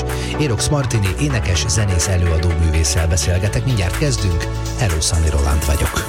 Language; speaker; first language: Hungarian; native; Hungarian